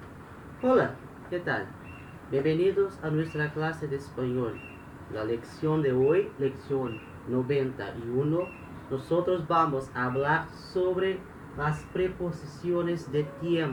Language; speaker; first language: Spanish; non-native, fluent; Portuguese